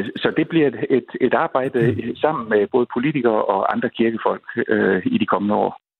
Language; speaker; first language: Danish; native; Danish